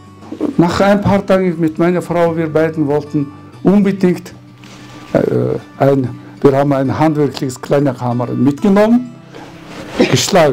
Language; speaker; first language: German; non-native, fluent; Mongolian